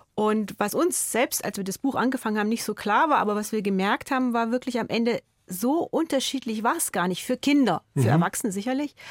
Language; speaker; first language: German; native; German